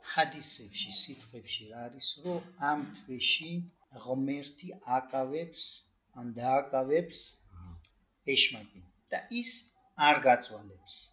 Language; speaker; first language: Georgian; early bilingual, heritage; Georgian